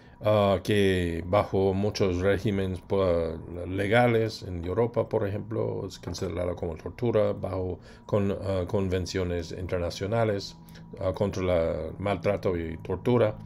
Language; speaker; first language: Spanish; non-native, fluent; English